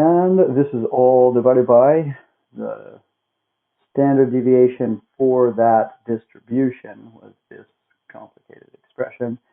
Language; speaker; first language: English; native; English